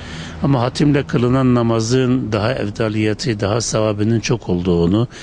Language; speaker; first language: Turkish; native; Turkish